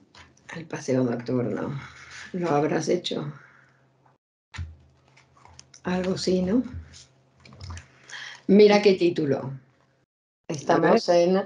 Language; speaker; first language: Spanish; native; Spanish